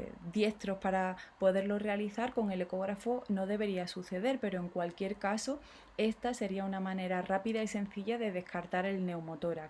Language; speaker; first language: Spanish; native; Spanish